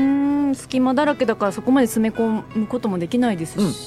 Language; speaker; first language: Japanese; native; Japanese